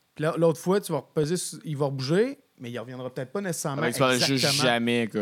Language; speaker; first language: French; native; French